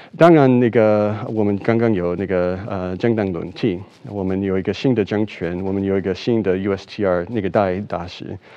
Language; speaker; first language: Chinese; non-native, fluent; English